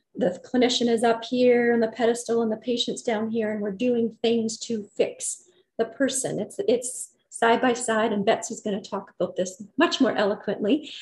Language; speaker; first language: English; native; English